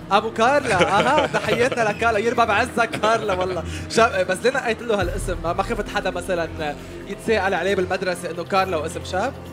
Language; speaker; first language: Arabic; native; Arabic